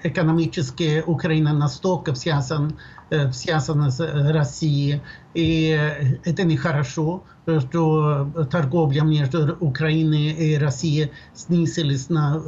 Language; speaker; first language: Russian; non-native, fluent; Swedish